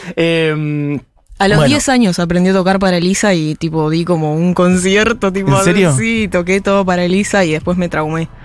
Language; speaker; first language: Spanish; native; Spanish